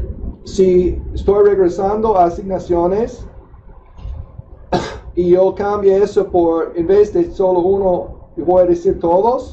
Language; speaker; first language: Spanish; non-native, fluent; English